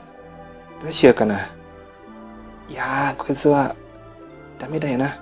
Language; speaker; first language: Japanese; non-native, learner; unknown